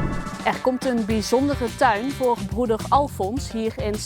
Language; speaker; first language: Dutch; native; Dutch